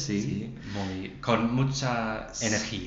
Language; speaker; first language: Spanish; non-native, learner; English